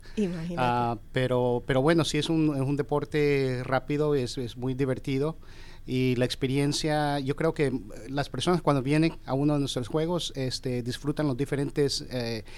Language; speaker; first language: Spanish; early bilingual, heritage; Spanish